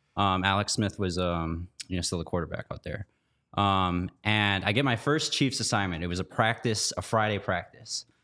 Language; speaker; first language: English; native; English